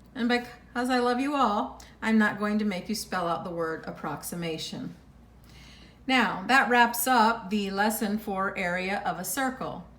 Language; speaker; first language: English; native; English